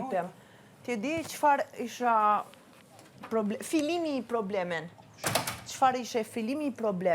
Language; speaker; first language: Albanian; early bilingual, heritage; Albanian